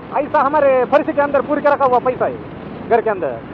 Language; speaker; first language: Hindi; non-native, local second language; Marathi